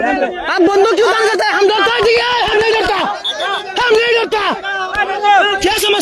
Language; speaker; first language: Hindi; non-native, learner; Bangla